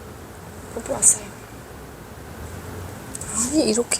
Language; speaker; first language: Korean; non-native, learner; Uzbek